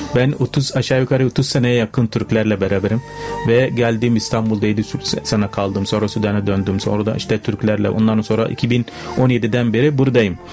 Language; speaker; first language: Turkish; non-native, fluent; Arabic